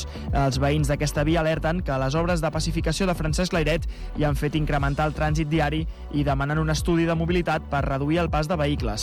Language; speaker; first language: Catalan; native; Catalan